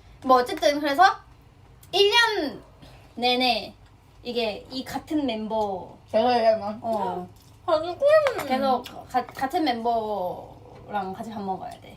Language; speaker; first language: Korean; non-native, fluent; Thai